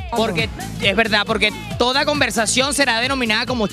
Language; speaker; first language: Spanish; native; Spanish